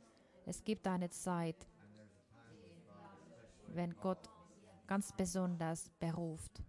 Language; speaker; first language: German; non-native, fluent; Finnish